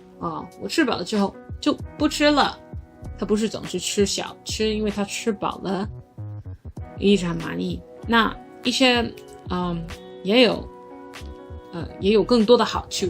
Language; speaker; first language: Chinese; non-native, learner; English